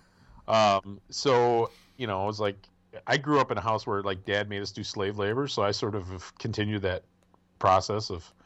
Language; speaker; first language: English; native; English